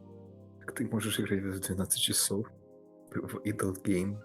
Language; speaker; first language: Russian; early bilingual, heritage; Russian